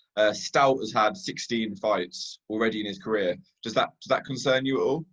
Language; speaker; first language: English; native; English